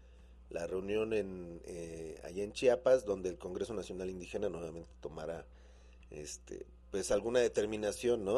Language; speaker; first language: Spanish; native; Spanish